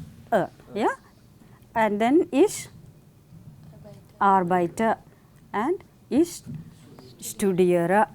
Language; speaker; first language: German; non-native, fluent; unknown